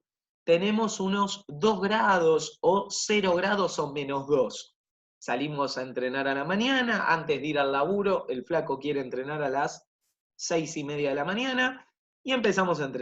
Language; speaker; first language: Spanish; native; Spanish